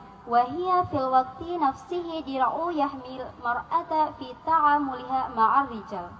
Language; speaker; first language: Arabic; non-native, learner; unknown